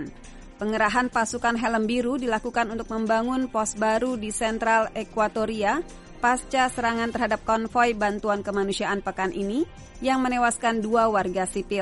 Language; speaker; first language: Indonesian; native; Indonesian